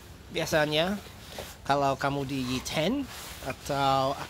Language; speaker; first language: Indonesian; non-native, fluent; English